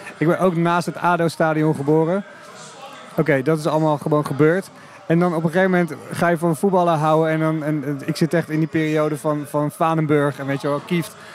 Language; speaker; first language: Dutch; native; Dutch